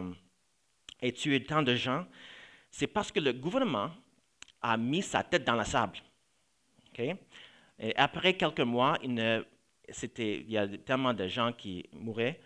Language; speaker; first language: French; non-native, fluent; English